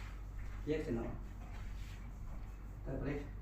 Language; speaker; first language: Russian; non-native, learner; Chinese